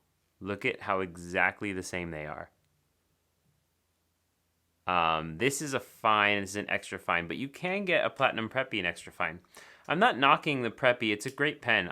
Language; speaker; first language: English; native; English